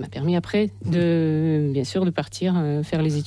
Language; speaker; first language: French; non-native, fluent; Russian